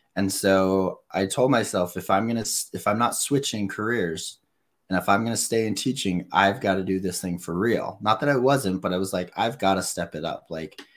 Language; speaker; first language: English; native; English